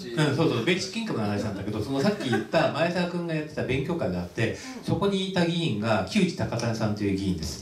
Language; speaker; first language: Japanese; native; Japanese